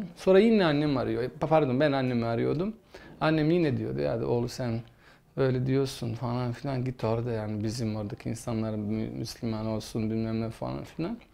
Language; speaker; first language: Turkish; non-native, fluent; Bosnian